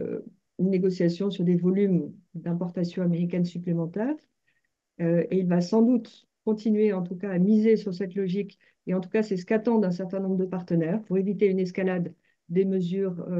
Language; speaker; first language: French; native; French